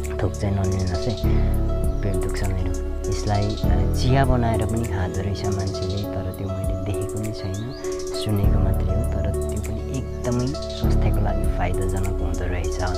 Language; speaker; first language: Nepali; non-native, local second language; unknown